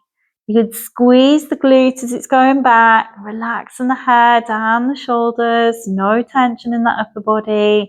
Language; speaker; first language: English; native; English